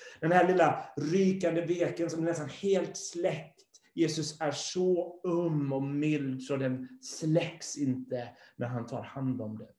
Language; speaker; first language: Swedish; non-native, fluent; English